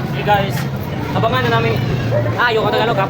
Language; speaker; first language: Filipino; non-native, local second language; Cebuano